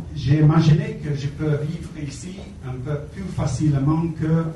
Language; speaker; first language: French; non-native, fluent; English